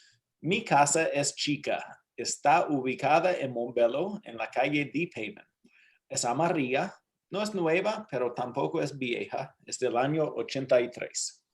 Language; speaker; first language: Spanish; non-native, fluent; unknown